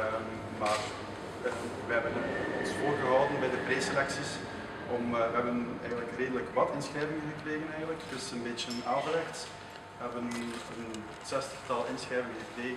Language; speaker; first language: Dutch; native; Dutch